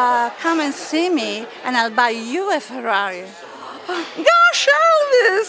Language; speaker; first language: English; non-native, fluent; Italian